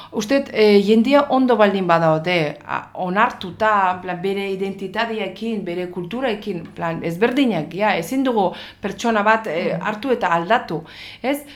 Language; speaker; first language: Basque; non-native, fluent; Azerbaijani